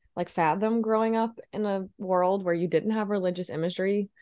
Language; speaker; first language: English; native; English